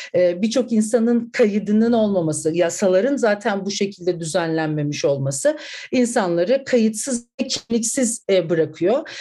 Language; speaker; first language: Turkish; native; Turkish